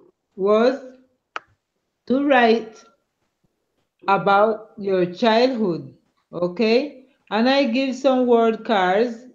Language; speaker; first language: English; non-native, learner; Spanish